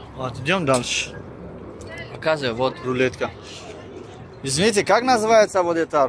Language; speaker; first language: Russian; non-native, learner; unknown